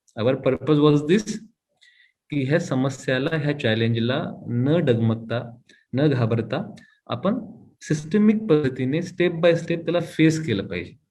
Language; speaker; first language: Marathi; native; Marathi